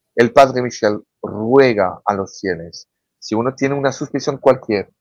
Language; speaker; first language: Spanish; non-native, fluent; French